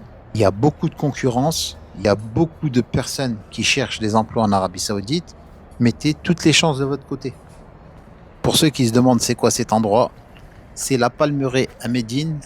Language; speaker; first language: French; native; French